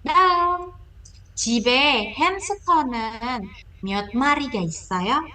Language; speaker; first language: Korean; non-native, fluent; Indonesian